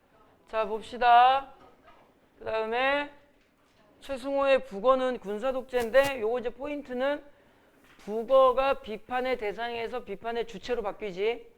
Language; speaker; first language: Korean; native; Korean